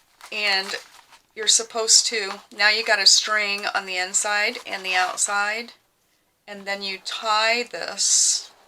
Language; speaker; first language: English; native; English